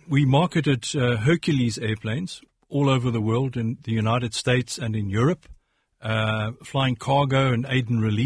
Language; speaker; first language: English; native; English